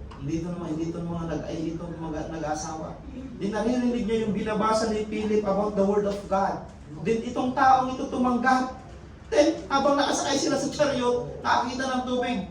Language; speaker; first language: Filipino; non-native, local second language; Iloko